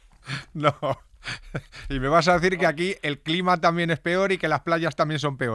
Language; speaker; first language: Spanish; native; Spanish